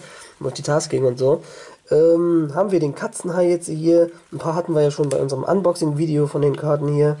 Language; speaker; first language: German; native; German